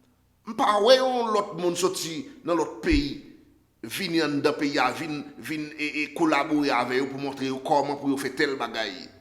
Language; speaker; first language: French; non-native, local second language; Haitian Creole